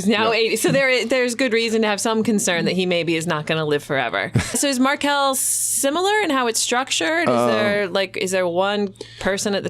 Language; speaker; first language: English; native; English